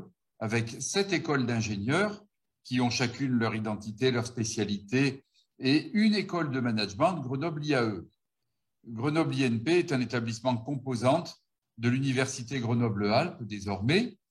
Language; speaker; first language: French; native; French